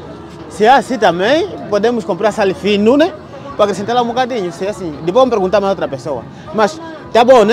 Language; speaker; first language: Portuguese; non-native, learner; Vietnamese